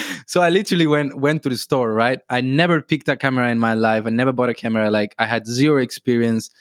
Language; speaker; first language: English; non-native, fluent; Spanish